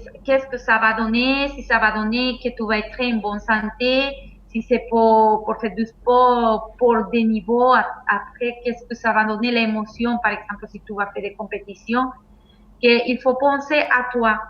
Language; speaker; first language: French; non-native, fluent; Spanish